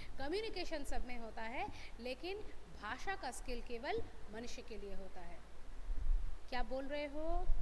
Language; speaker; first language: Hindi; non-native, local second language; Bangla